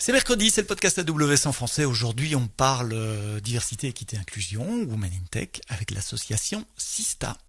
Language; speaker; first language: French; native; French